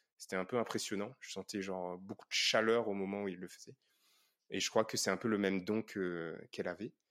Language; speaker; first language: French; native; French